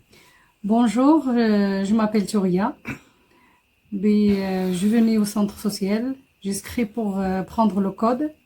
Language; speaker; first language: French; non-native, learner; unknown